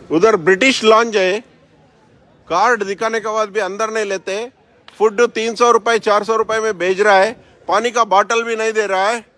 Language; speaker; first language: Hindi; non-native, local second language; Kannada